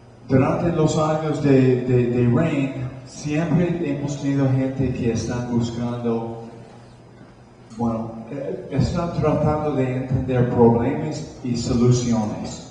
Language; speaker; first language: Spanish; non-native, fluent; English